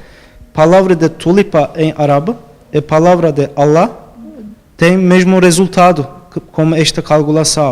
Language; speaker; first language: Portuguese; non-native, fluent; Turkish